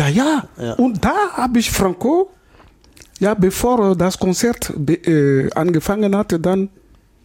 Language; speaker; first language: German; non-native, learner; Lingala